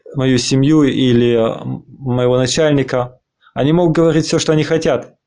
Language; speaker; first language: Russian; non-native, fluent; Spanish